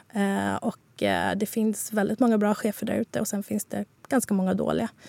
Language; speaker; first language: Swedish; early bilingual, other home language; Spanish